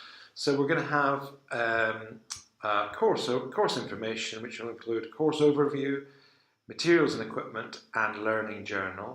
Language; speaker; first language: English; native; English